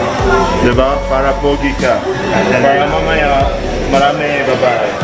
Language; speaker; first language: Filipino; non-native, learner; Arabic